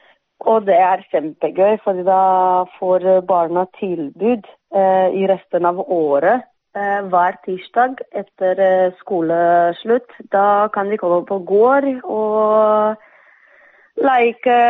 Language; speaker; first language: Norwegian; non-native, fluent; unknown